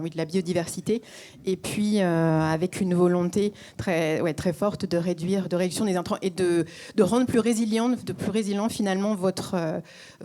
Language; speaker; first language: French; native; French